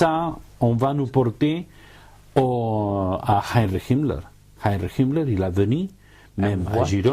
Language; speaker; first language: French; non-native, learner; Catalan